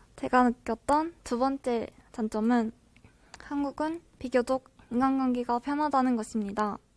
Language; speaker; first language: Korean; non-native, fluent; Japanese